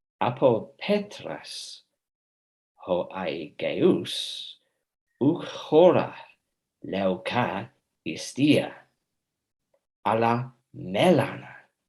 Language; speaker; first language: Greek; non-native, fluent; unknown